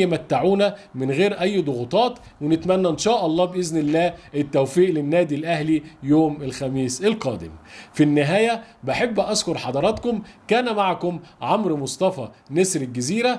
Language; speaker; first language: Arabic; native; Arabic